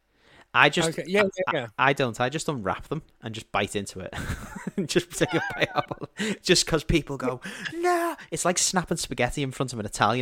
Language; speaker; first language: English; native; English